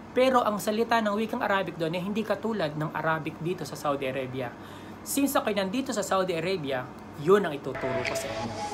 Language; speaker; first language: Filipino; native; Filipino